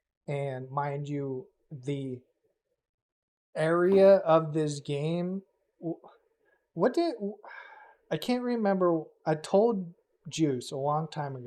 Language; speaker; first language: English; native; English